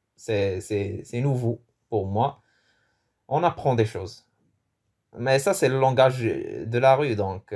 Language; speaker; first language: French; non-native, local second language; Arabic